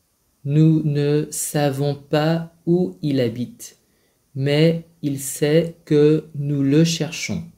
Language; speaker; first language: French; non-native, fluent; Vietnamese